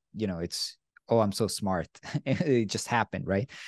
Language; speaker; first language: English; non-native, fluent; Hebrew